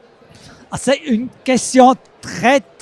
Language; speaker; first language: French; non-native, local second language; German